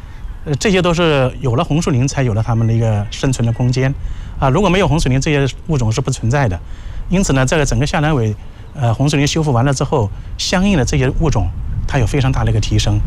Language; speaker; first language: Chinese; native; Chinese